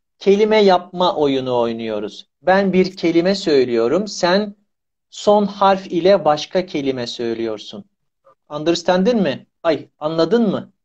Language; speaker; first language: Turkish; native; Turkish